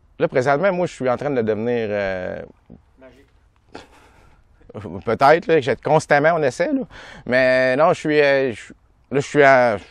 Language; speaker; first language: French; native; French